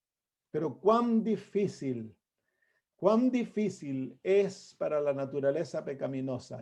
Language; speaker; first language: Spanish; native; Spanish